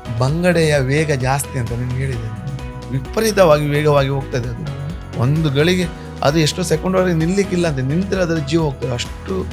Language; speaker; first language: Kannada; native; Kannada